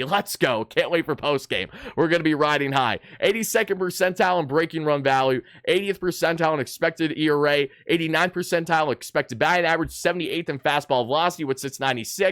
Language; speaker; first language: English; native; English